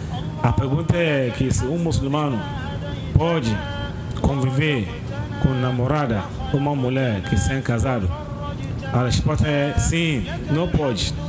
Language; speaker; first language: Portuguese; non-native, learner; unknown